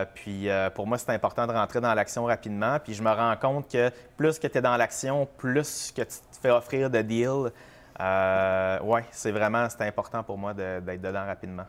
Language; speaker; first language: French; native; French